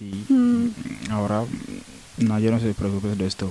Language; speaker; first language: Spanish; non-native, learner; Wolof